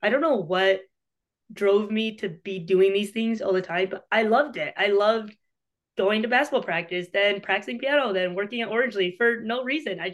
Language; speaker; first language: English; native; English